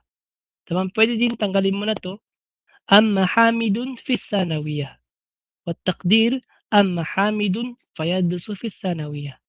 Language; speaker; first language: Arabic; non-native, fluent; Filipino